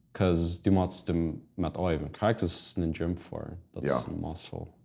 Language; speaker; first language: German; non-native, learner; Plautdietsch